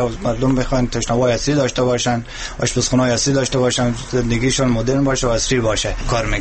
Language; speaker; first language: Persian; native; Persian